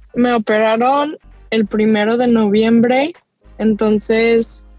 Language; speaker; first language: Spanish; early bilingual, other home language; English